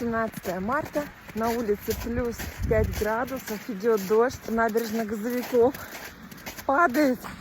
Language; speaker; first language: Russian; native; Russian